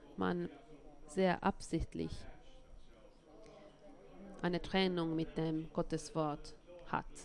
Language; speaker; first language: German; non-native, fluent; Finnish